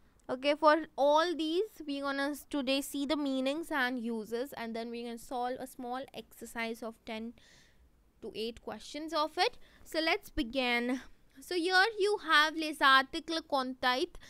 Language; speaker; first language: English; non-native, local second language; Hindi